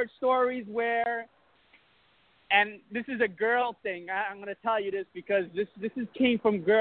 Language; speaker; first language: English; early bilingual, other home language; Italian